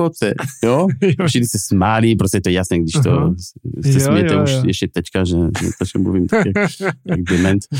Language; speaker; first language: Czech; non-native, fluent; French